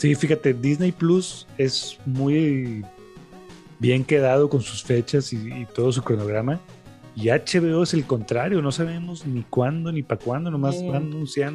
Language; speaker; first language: Spanish; native; Spanish